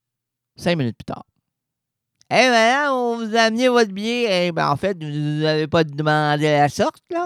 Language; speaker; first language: French; native; French